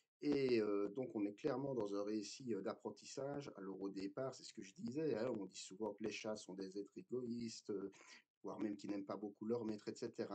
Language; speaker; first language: French; native; French